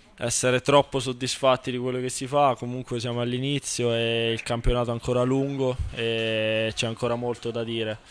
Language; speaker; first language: Italian; native; Italian